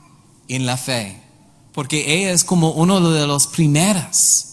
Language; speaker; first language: Spanish; non-native, learner; English